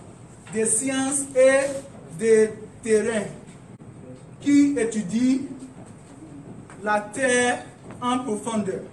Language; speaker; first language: French; non-native, learner; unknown